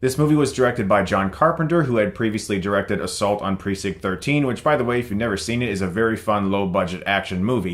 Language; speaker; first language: English; native; English